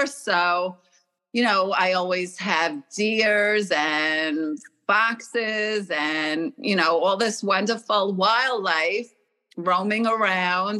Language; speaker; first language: English; native; English